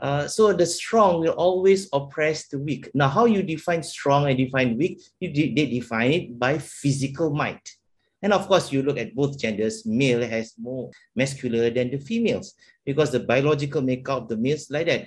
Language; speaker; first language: English; non-native, local second language; Malay